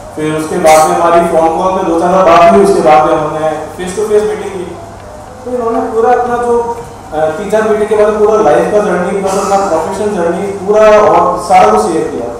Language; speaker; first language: Hindi; native; Hindi